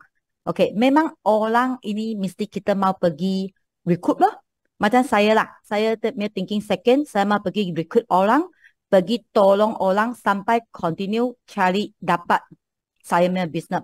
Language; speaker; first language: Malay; non-native, local second language; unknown